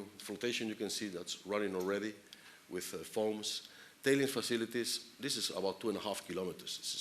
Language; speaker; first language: English; non-native, fluent; Spanish